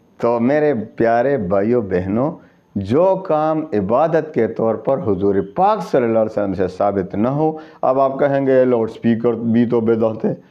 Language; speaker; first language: Urdu; non-native, local second language; Pashto